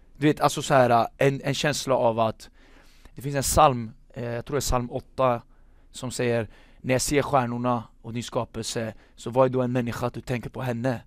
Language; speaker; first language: Swedish; native; Swedish